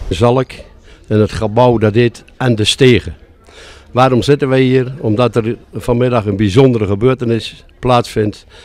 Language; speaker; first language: Dutch; native; Dutch